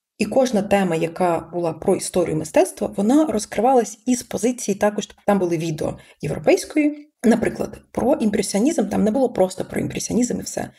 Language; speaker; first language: Ukrainian; early bilingual, other home language; Persian